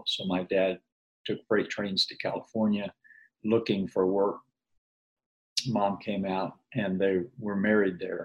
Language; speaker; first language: English; native; English